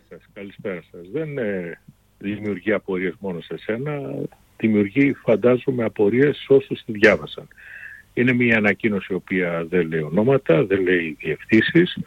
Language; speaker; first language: Greek; native; Greek